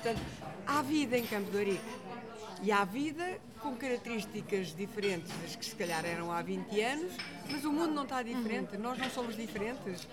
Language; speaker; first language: Portuguese; native; Portuguese